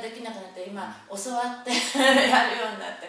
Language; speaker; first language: Japanese; native; Japanese